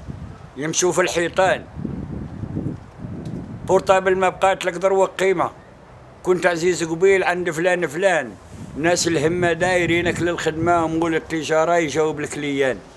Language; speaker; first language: Arabic; native; Arabic